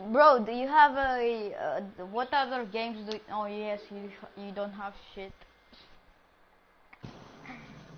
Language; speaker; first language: English; non-native, learner; Greek